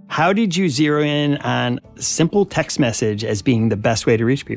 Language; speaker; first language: English; native; English